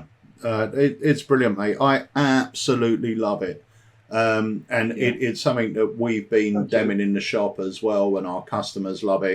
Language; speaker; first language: English; native; English